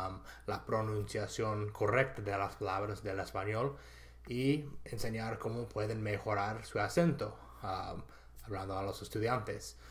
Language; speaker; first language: Spanish; non-native, fluent; English